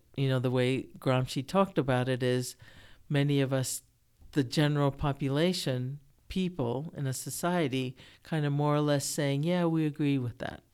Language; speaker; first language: English; early bilingual, other home language; Japanese